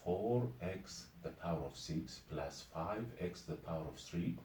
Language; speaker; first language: English; non-native, local second language; Amharic